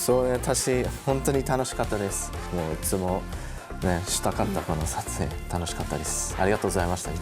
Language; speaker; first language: Japanese; non-native, fluent; English